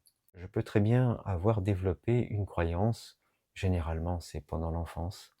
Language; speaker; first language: French; native; French